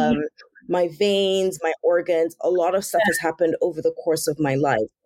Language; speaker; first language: English; non-native, local second language; Yoruba